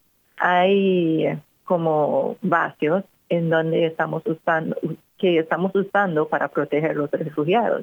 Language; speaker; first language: Spanish; non-native, fluent; English